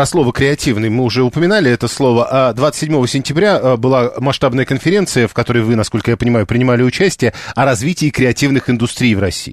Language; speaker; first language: Russian; native; Russian